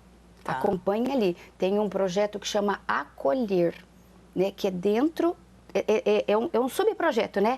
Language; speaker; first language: Portuguese; native; Portuguese